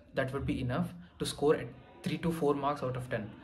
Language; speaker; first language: English; non-native, local second language; Telugu